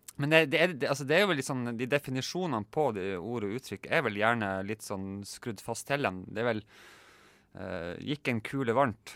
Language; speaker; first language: Norwegian; native; Norwegian